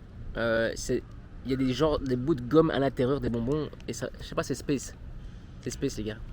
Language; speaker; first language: French; native; French